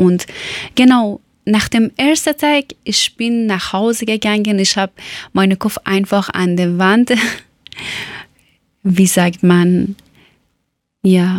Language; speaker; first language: German; non-native, learner; Persian